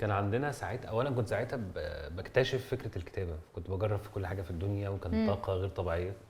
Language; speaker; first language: Arabic; native; Arabic